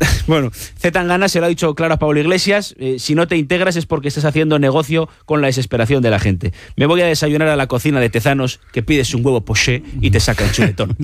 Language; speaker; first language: Spanish; native; Spanish